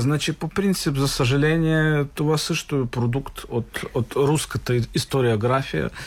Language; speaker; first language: Bulgarian; non-native, fluent; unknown